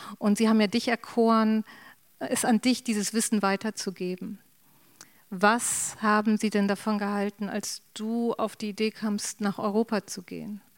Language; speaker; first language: German; native; German